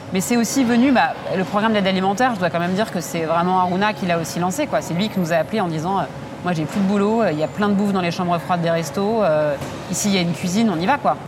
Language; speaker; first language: French; native; French